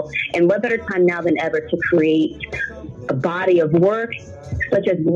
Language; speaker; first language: English; early bilingual, other home language; German